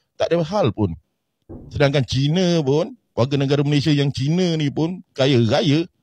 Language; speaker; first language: Malay; native; Malay